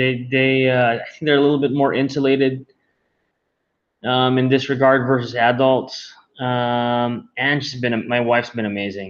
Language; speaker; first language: English; non-native, local second language; Filipino